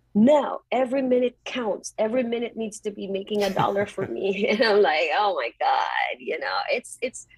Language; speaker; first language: English; non-native, local second language; Filipino